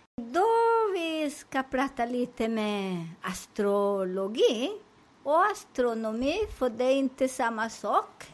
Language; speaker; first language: Swedish; non-native, fluent; Spanish